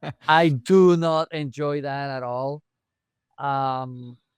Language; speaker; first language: English; non-native, local second language; Spanish